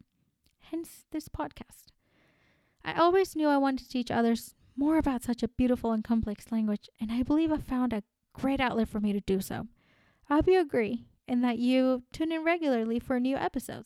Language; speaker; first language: English; non-native, fluent; Spanish